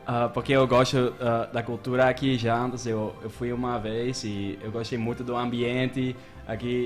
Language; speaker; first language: Portuguese; non-native, learner; Dutch